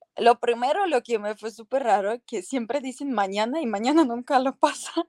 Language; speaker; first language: Spanish; non-native, fluent; Ukrainian